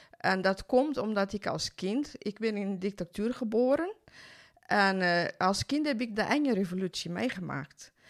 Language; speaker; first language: Dutch; non-native, fluent; Portuguese